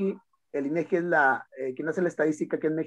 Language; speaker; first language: Spanish; native; Spanish